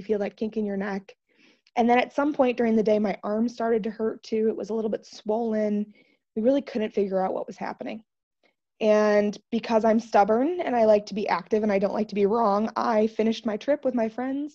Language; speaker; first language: English; native; English